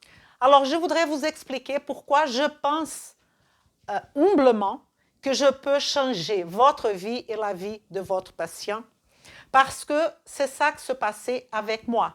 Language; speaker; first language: French; non-native, fluent; Portuguese